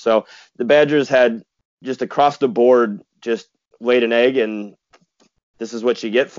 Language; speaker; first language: English; native; English